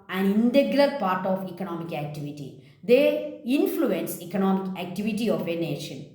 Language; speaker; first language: English; non-native, local second language; Malayalam